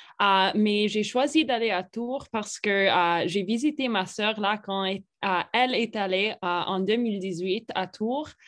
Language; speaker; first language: French; non-native, fluent; English